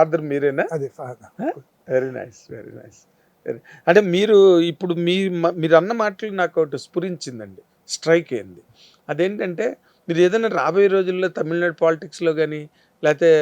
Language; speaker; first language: Telugu; native; Telugu